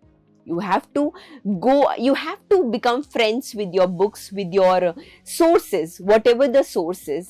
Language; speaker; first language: English; non-native, local second language; Hindi